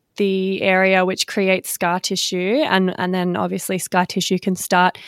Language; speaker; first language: English; native; English